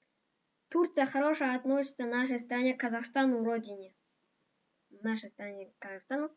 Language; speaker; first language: Russian; non-native, local second language; Kazakh